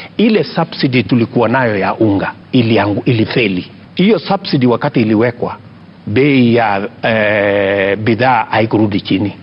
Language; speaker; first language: Swahili; non-native, local second language; Kalenjin